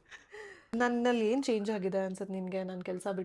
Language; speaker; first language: Kannada; native; Kannada